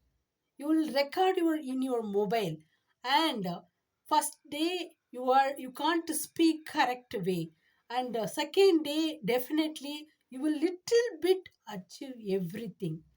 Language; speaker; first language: English; non-native, learner; Tamil